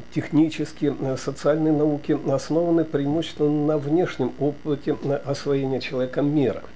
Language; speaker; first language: Russian; native; Russian